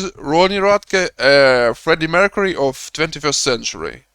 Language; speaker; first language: English; non-native, learner; Russian